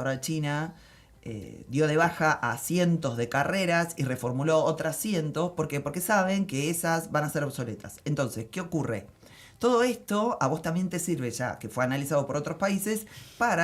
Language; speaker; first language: Spanish; native; Spanish